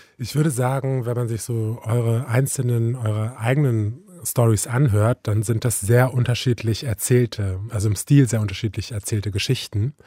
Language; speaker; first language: German; native; German